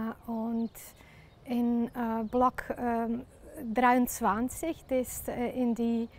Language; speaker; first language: German; non-native, learner; Serbian